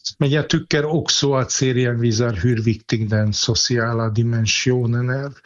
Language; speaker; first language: Swedish; non-native, fluent; Hungarian